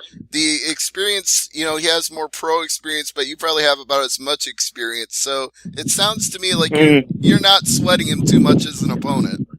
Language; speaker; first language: English; native; English